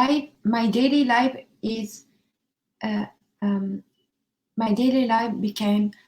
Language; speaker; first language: English; non-native, learner; Japanese